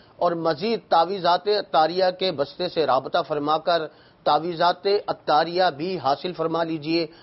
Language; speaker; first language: Urdu; native; Urdu